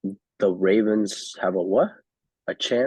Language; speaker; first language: English; native; English